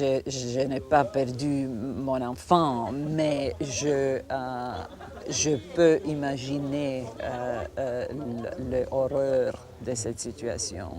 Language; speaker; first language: French; non-native, fluent; Croatian